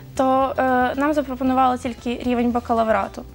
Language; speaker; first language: Ukrainian; native; Ukrainian